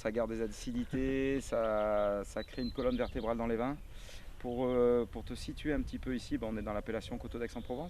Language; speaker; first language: French; native; French